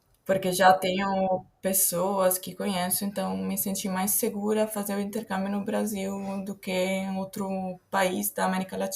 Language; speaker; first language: Portuguese; non-native, fluent; Italian